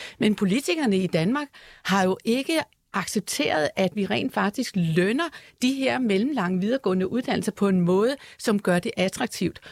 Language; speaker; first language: Danish; native; Danish